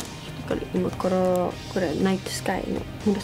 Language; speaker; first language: Japanese; non-native, learner; English